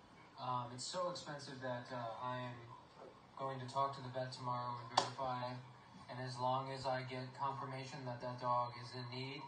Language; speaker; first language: English; native; English